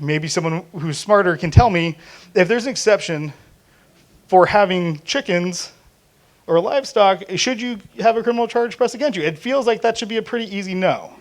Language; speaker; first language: English; native; English